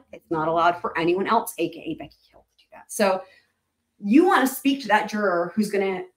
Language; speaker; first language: English; native; English